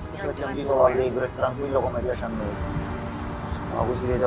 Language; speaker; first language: Italian; native; Italian